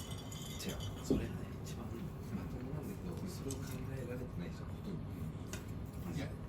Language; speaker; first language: Japanese; native; Japanese